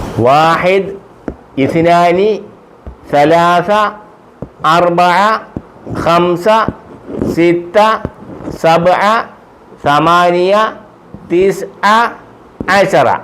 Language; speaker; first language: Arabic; non-native, fluent; Malayalam